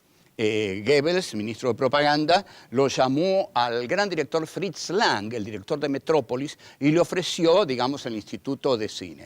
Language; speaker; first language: Spanish; native; Spanish